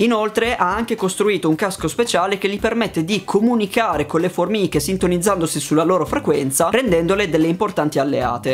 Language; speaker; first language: Italian; native; Italian